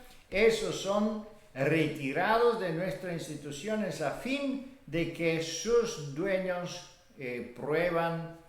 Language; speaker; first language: Spanish; non-native, fluent; Bulgarian